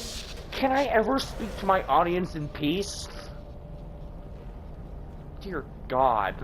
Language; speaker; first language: English; native; English